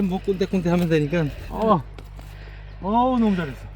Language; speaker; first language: Korean; native; Korean